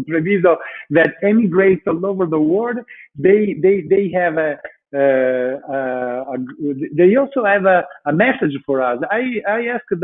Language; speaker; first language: English; non-native, fluent; Italian